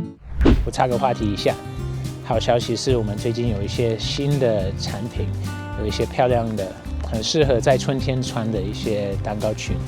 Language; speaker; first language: Chinese; non-native, fluent; English